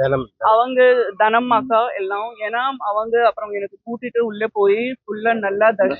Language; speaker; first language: Tamil; non-native, local second language; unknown